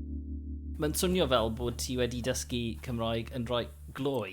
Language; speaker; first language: Welsh; non-native, local second language; English